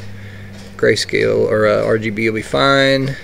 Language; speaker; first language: English; native; English